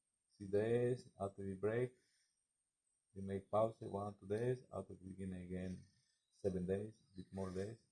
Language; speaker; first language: English; non-native, learner; Spanish